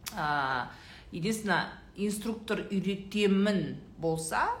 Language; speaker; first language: Russian; non-native, local second language; Kazakh